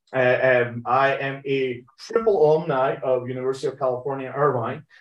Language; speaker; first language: English; early bilingual, other home language; Persian